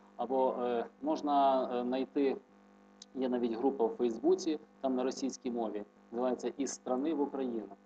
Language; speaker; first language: Ukrainian; native; Ukrainian